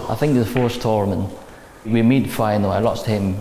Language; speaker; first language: English; non-native, learner; Chinese